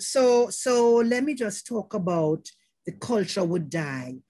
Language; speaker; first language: English; native; English